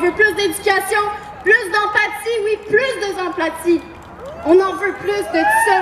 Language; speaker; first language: French; native; French